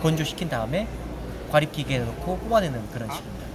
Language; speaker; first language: Korean; native; Korean